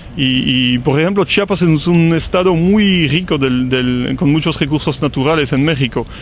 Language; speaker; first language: Spanish; non-native, fluent; French